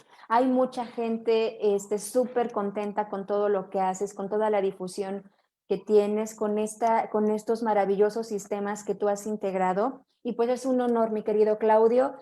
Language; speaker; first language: Spanish; native; Spanish